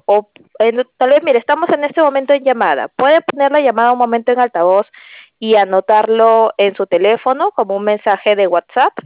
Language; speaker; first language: Spanish; native; Spanish